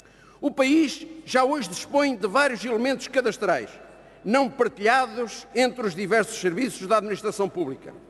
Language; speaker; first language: Portuguese; native; Portuguese